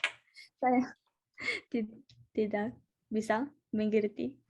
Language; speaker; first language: Indonesian; non-native, learner; Japanese